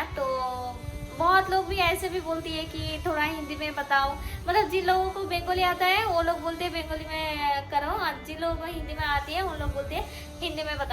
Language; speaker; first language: Hindi; non-native, local second language; Bangla